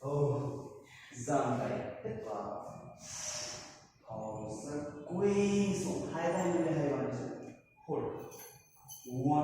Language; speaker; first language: Vietnamese; non-native, learner; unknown